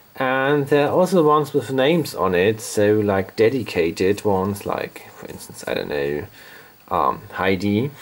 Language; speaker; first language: English; non-native, fluent; German